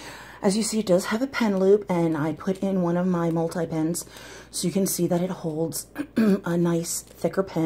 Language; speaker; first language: English; native; English